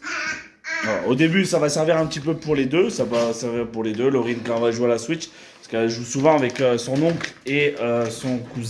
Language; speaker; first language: French; native; French